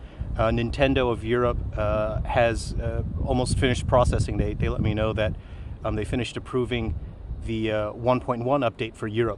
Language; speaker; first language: English; native; English